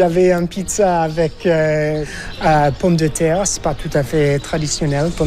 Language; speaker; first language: French; non-native, learner; English